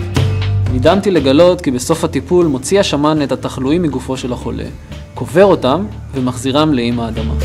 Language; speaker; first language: Hebrew; native; Hebrew